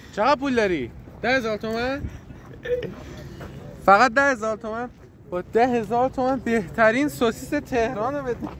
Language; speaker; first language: Persian; native; Persian